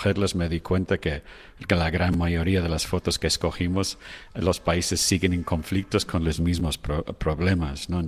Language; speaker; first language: Spanish; non-native, fluent; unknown